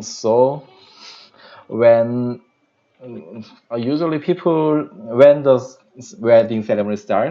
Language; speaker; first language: English; non-native, learner; Korean